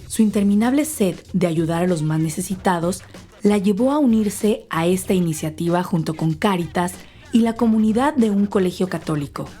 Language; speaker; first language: Spanish; native; Spanish